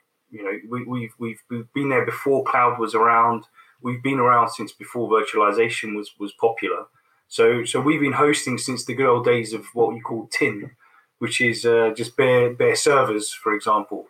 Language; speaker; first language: English; native; English